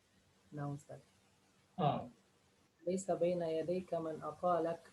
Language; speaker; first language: Arabic; non-native, learner; Indonesian